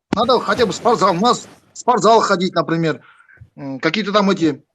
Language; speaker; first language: Russian; non-native, local second language; Kazakh